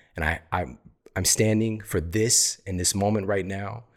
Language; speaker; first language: English; native; English